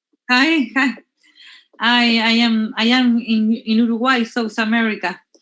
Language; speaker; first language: English; non-native, learner; Spanish